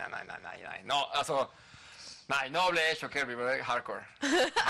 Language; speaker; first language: Norwegian; non-native, fluent; Spanish